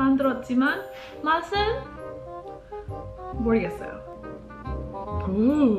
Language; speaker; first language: Korean; non-native, learner; English